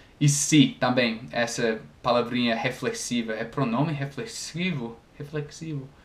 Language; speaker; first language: Portuguese; non-native, fluent; English